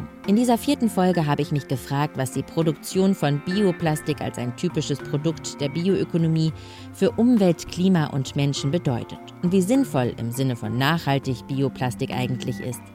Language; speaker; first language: German; native; German